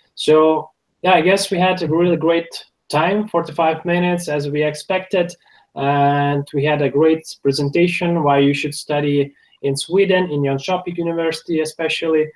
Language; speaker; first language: English; non-native, fluent; Lithuanian